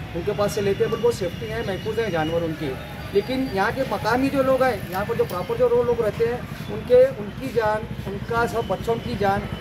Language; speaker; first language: Hindi; native; Hindi